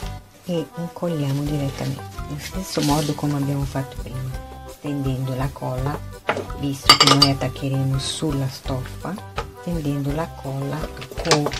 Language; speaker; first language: Italian; non-native, fluent; Portuguese